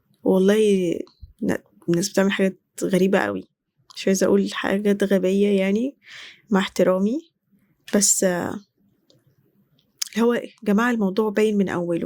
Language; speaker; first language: Arabic; native; Arabic